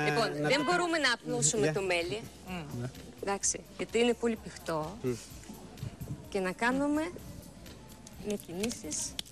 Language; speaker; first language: Greek; non-native, fluent; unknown